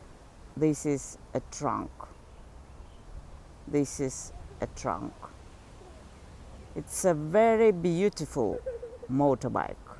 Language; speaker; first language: English; non-native, learner; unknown